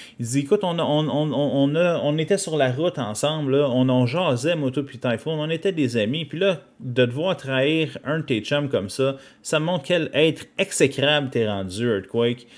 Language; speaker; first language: French; native; French